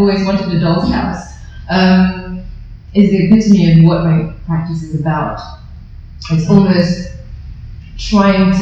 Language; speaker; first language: English; native; English